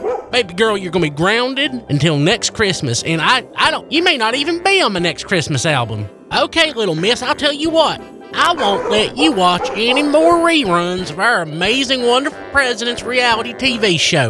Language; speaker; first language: English; native; English